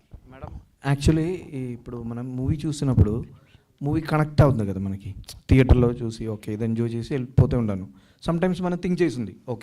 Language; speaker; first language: Telugu; non-native, learner; Malayalam